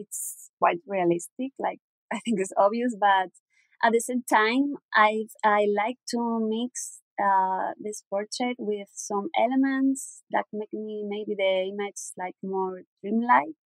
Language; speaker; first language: English; non-native, learner; Spanish